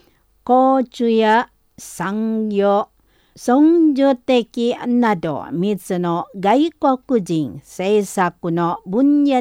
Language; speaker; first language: Japanese; non-native, fluent; Indonesian